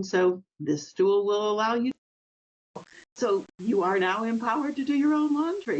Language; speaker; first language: English; native; English